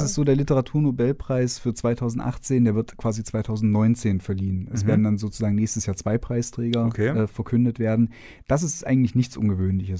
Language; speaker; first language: German; native; German